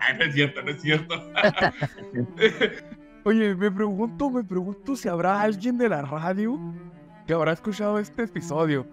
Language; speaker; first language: Spanish; native; Spanish